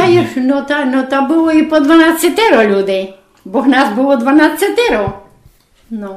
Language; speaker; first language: Polish; non-native, local second language; Rusyn